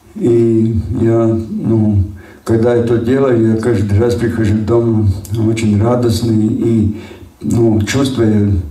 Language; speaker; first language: Russian; non-native, local second language; Latvian